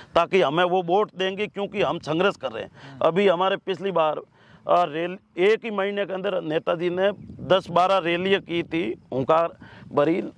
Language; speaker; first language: Hindi; native; Hindi